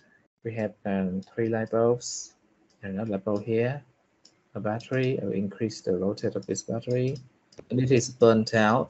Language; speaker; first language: English; non-native, fluent; Vietnamese